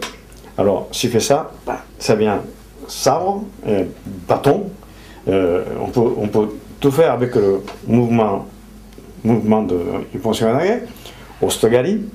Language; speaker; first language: French; non-native, fluent; Japanese